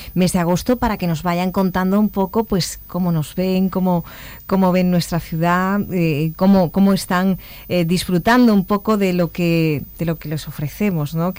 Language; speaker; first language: Spanish; native; Spanish